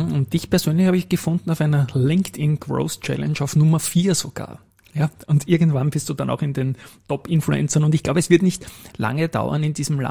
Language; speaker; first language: German; native; German